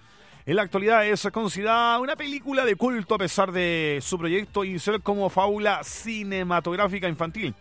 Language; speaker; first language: Spanish; native; Spanish